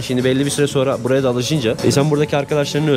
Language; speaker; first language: Turkish; native; Turkish